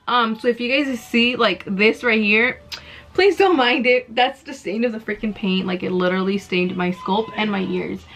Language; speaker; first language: English; early bilingual, other home language; Spanish